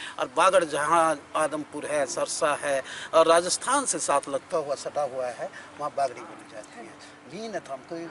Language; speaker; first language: Hindi; native; Hindi